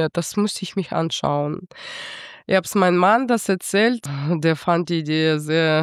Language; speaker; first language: German; non-native, fluent; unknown